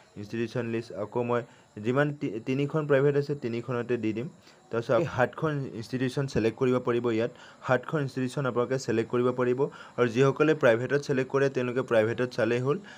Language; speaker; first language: Assamese; non-native, local second language; Karbi